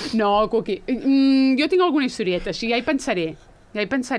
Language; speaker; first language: Catalan; native; Catalan